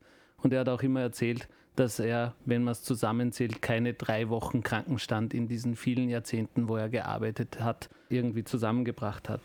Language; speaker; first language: German; early bilingual, other home language; Turkish